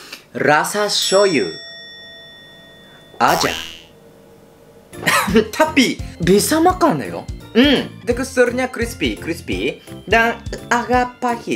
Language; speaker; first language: Indonesian; non-native, fluent; Japanese